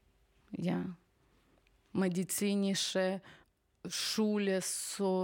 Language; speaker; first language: German; non-native, learner; Ukrainian